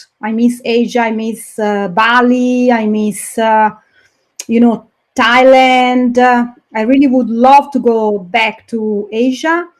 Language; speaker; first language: English; non-native, fluent; Italian